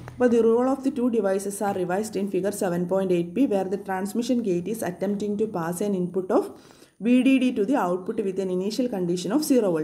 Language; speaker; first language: English; non-native, local second language; Malayalam